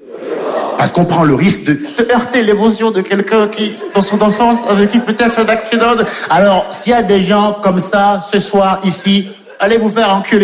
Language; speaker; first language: French; native; French